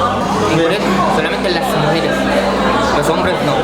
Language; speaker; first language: Spanish; non-native, fluent; Korean